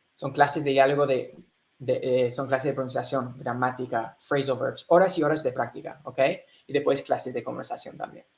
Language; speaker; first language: Spanish; non-native, fluent; English